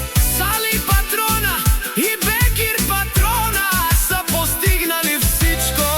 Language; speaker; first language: Bulgarian; non-native, local second language; Romany